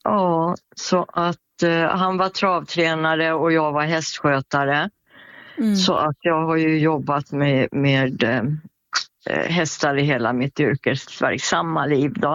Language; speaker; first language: Swedish; native; Swedish